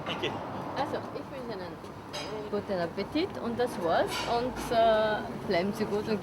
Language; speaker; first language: German; non-native, fluent; Korean